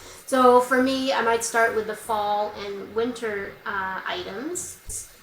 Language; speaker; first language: English; native; English